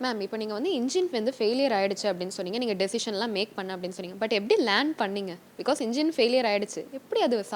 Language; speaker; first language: Tamil; native; Tamil